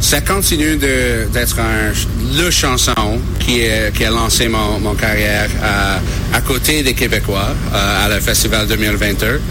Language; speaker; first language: French; non-native, learner; English